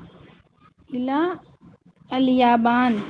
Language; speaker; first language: Arabic; non-native, learner; Hindi